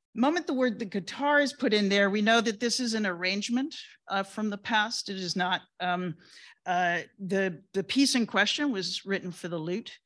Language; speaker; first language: English; native; English